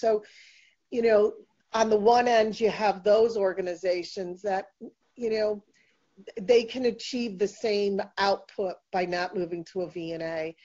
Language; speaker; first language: English; native; English